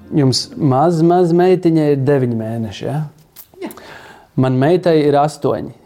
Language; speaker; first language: Latvian; native; Latvian